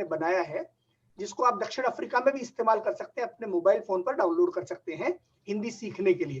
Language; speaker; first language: Hindi; native; Hindi